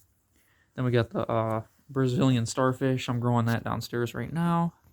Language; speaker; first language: English; native; English